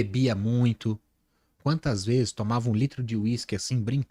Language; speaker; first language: Portuguese; native; Portuguese